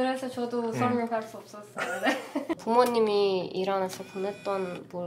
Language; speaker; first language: Korean; non-native, learner; Persian